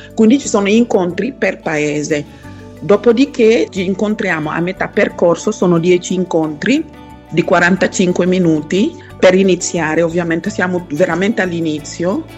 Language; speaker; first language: Italian; non-native, fluent; Wolof